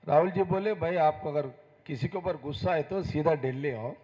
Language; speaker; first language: Hindi; non-native, local second language; Telugu